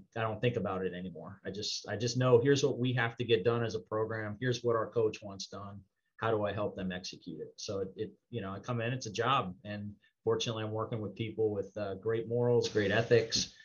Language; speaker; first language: English; native; English